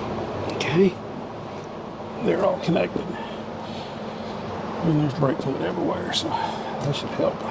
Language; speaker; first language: English; native; English